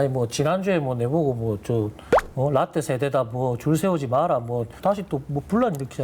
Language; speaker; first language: Korean; native; Korean